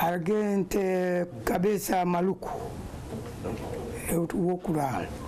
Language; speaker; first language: Portuguese; non-native, local second language; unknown